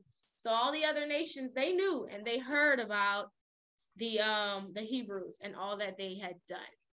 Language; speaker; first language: English; native; English